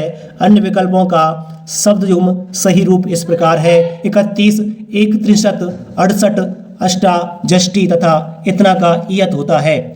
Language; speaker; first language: Hindi; native; Hindi